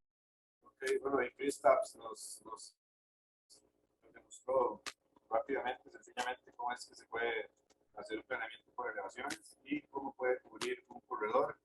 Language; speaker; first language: Spanish; native; Spanish